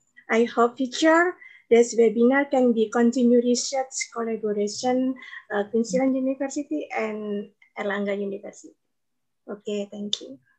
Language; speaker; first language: English; non-native, learner; Indonesian